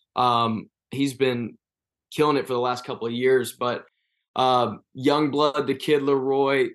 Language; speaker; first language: English; native; English